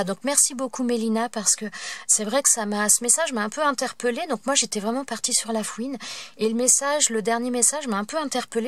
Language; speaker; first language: French; native; French